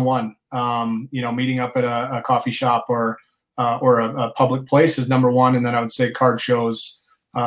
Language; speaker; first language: English; native; English